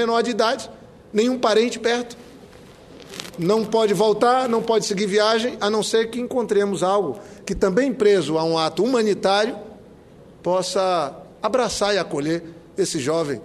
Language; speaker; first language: Portuguese; native; Portuguese